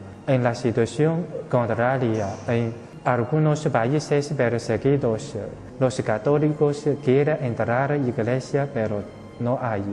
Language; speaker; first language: Spanish; non-native, fluent; Chinese